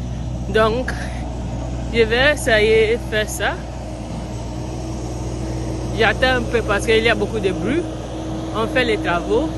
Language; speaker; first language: French; non-native, learner; English